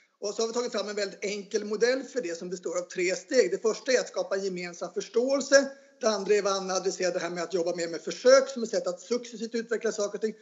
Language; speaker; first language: Swedish; native; Swedish